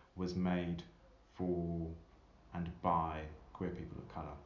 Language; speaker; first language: English; native; English